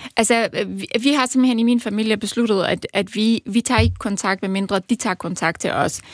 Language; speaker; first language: Danish; early bilingual, other home language; Persian